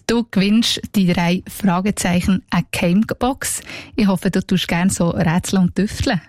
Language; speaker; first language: German; native; German